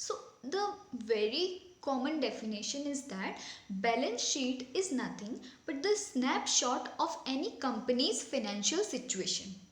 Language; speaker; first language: English; non-native, local second language; Hindi